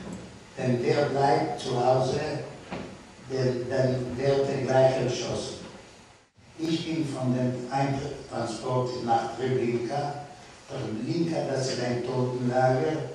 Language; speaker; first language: German; non-native, learner; Yiddish